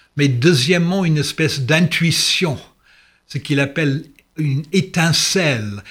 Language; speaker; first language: French; non-native, fluent; English